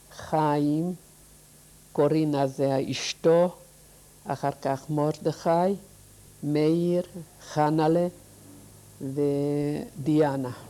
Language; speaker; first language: Hebrew; non-native, fluent; Yiddish